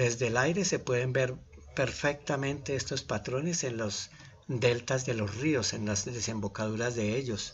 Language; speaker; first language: Spanish; native; Spanish